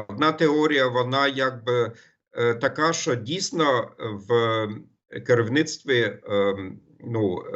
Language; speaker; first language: Ukrainian; non-native, fluent; German